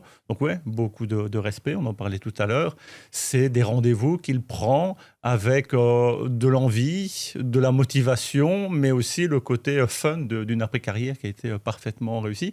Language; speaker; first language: French; native; French